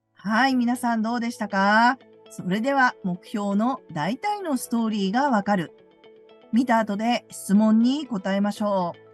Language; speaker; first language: Japanese; native; Japanese